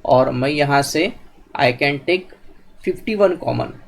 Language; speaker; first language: Hindi; non-native, local second language; Marathi